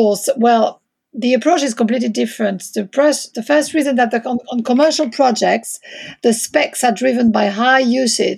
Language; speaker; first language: English; non-native, fluent; French